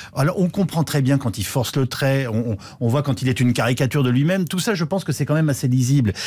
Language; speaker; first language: French; native; French